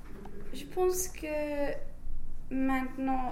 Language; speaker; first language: French; non-native, fluent; English